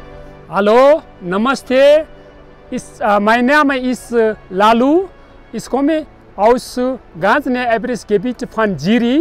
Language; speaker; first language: German; non-native, learner; Nepali